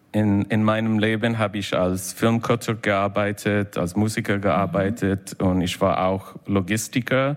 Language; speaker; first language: German; non-native, learner; English